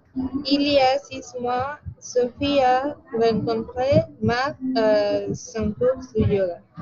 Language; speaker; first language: French; non-native, learner; Spanish